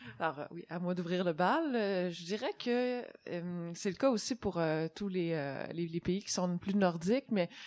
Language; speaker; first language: French; native; French